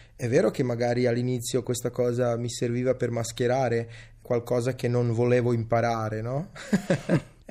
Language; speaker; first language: Italian; early bilingual, other home language; Serbian